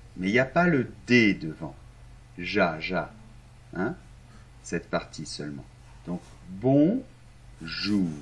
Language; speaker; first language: French; non-native, fluent; Arabic